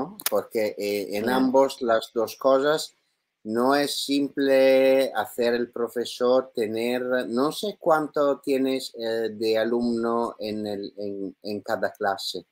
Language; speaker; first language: Spanish; non-native, learner; Italian